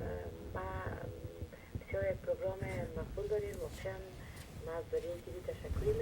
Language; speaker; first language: Persian; native; Persian